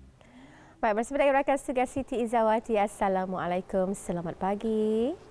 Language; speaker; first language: Malay; native; Malay